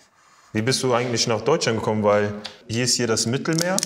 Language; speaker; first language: German; early bilingual, other home language; Portuguese